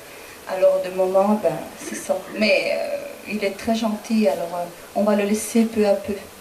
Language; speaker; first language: French; non-native, fluent; Spanish